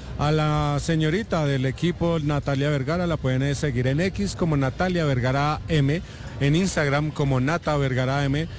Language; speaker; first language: Spanish; native; Spanish